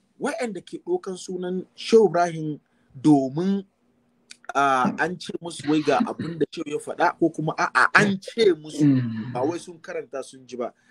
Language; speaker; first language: Hausa; native; Hausa